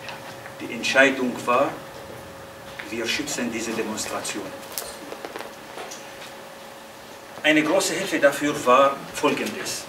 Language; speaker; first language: German; non-native, fluent; Arabic